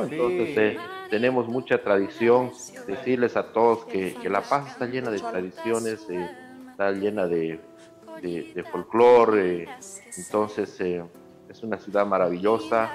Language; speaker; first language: Spanish; native; Spanish